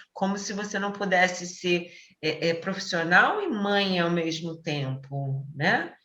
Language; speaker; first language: Portuguese; native; Portuguese